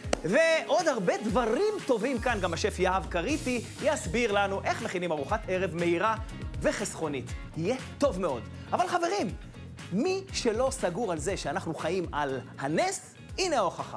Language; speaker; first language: Hebrew; native; Hebrew